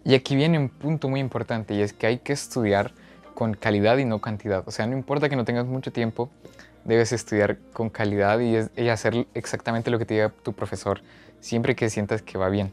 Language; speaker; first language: Spanish; native; Spanish